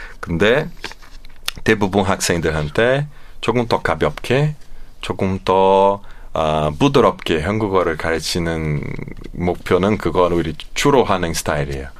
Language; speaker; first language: Korean; non-native, fluent; Portuguese